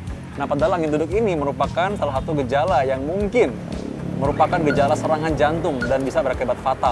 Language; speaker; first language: Indonesian; native; Indonesian